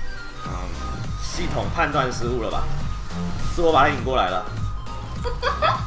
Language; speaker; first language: Chinese; native; Chinese